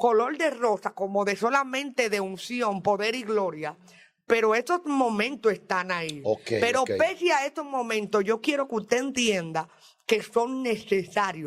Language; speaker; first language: Spanish; native; Spanish